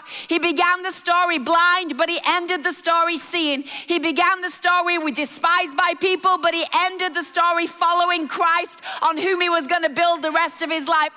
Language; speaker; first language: English; native; English